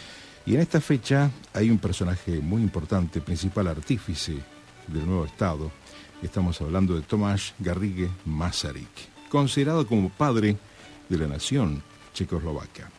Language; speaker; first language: Spanish; native; Spanish